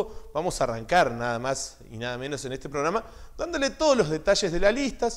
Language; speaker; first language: Spanish; native; Spanish